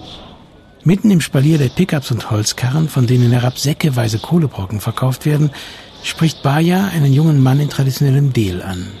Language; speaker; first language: German; native; German